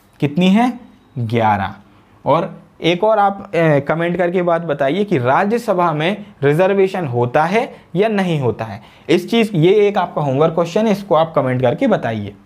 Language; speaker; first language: Hindi; native; Hindi